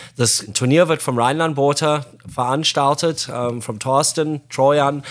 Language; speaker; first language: German; non-native, fluent; Arabic